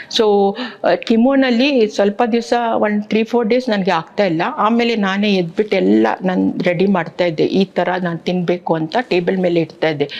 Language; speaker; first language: Kannada; non-native, local second language; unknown